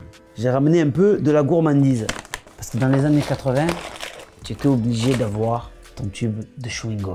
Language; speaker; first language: French; native; French